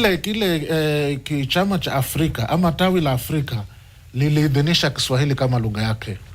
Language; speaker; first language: Swahili; non-native, local second language; Giryama